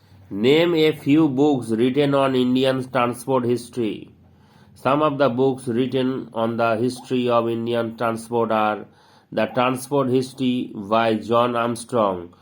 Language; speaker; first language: English; non-native, local second language; Bangla